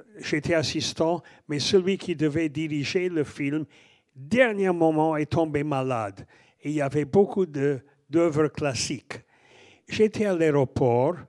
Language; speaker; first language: French; non-native, fluent; English